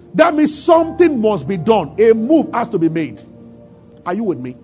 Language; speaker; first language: English; non-native, local second language; Yoruba